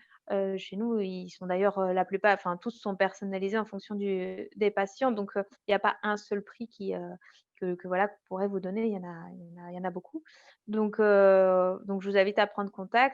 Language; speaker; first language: French; native; French